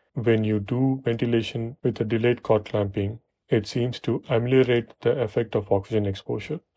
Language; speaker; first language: English; non-native, local second language; Tamil